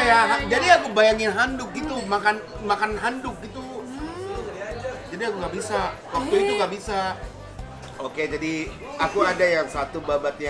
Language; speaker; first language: Indonesian; non-native, fluent; Japanese